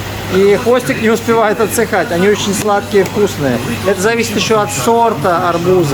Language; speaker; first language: Russian; native; Russian